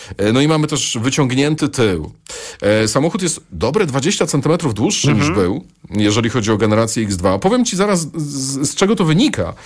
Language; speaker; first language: Polish; native; Polish